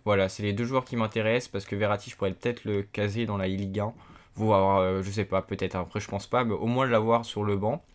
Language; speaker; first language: French; native; French